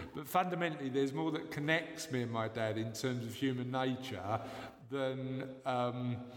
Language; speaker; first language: English; native; English